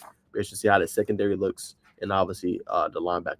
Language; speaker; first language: English; native; English